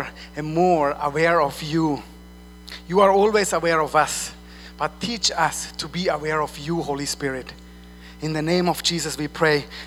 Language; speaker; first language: English; non-native, fluent; German